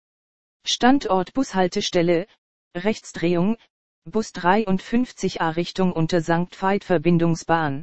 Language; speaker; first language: German; native; German